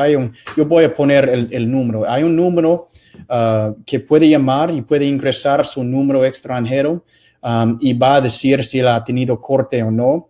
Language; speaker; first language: Spanish; non-native, fluent; English